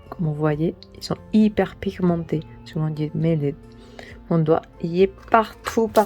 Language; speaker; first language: French; non-native, learner; Spanish